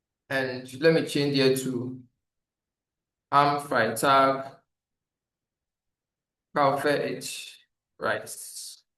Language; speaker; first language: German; non-native, fluent; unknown